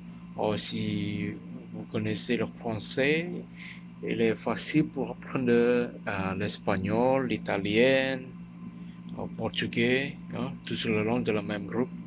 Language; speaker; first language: French; non-native, learner; Chinese